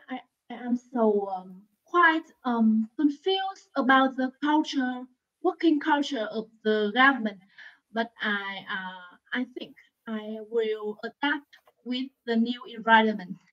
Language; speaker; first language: English; non-native, learner; Vietnamese